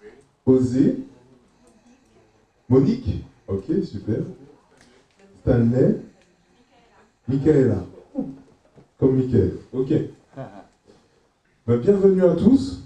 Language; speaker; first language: French; native; French